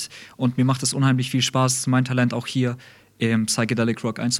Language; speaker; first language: German; early bilingual, other home language; Russian